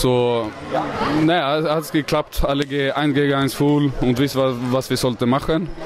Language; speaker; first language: German; non-native, learner; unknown